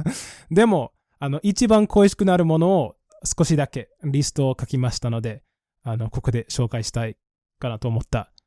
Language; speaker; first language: Japanese; non-native, fluent; English